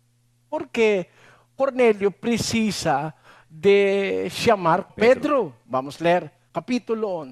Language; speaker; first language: Portuguese; non-native, learner; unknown